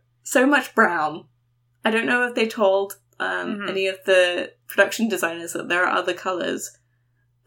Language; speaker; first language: English; native; English